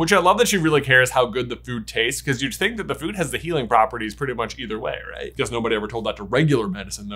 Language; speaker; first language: English; native; English